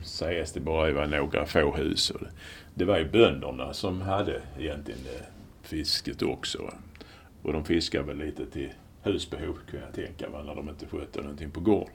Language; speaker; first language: Swedish; native; Swedish